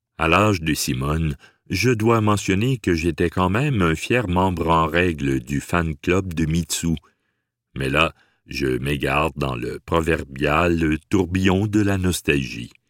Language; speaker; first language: French; native; French